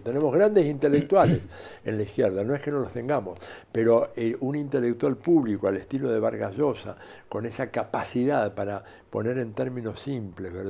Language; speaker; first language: Spanish; native; Spanish